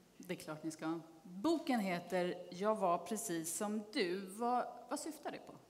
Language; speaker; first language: Swedish; native; Swedish